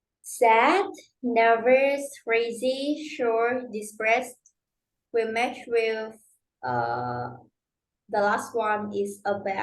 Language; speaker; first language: English; non-native, learner; Vietnamese